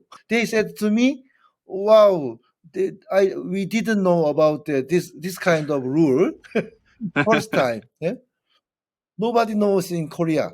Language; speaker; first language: English; non-native, learner; Korean